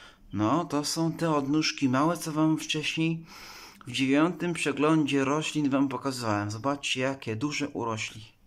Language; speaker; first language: Polish; native; Polish